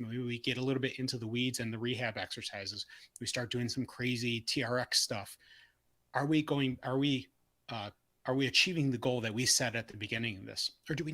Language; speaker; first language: English; native; English